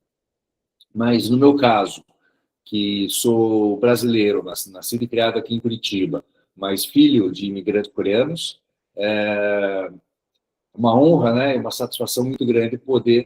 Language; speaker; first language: Portuguese; early bilingual, other home language; Korean